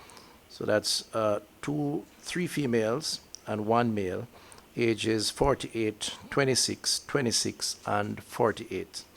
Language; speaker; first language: English; native; English